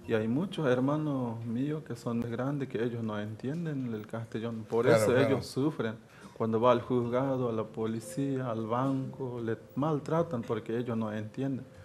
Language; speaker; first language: Spanish; native; Spanish